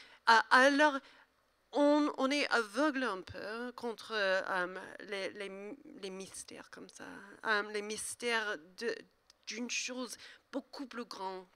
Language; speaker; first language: French; non-native, learner; English